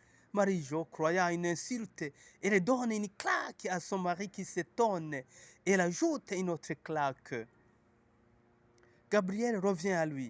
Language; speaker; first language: French; non-native, local second language; Rundi